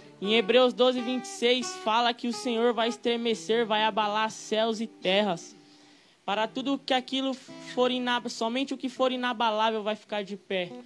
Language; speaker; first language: Portuguese; native; Portuguese